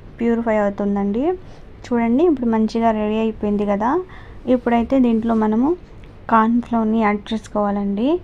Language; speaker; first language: Telugu; non-native, local second language; Urdu